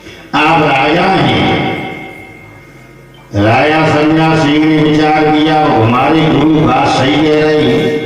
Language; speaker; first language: Hindi; native; Hindi